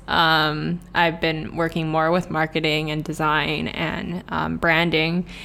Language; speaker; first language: English; non-native, local second language; Cantonese